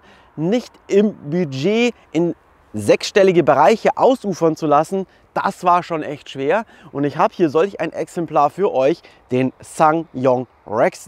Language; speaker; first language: German; native; German